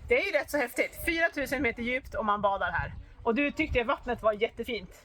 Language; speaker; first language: Swedish; native; Swedish